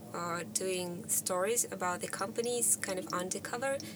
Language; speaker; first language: English; non-native, fluent; Russian